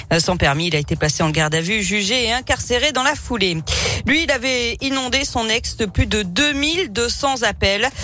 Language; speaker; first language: French; native; French